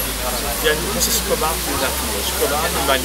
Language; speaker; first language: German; non-native, fluent; French